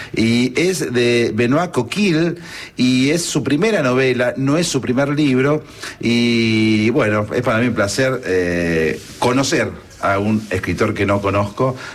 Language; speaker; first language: Spanish; native; Spanish